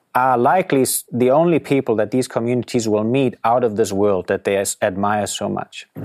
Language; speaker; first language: English; non-native, fluent; German